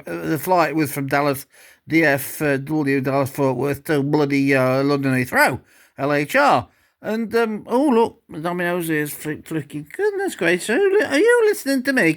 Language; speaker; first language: English; native; English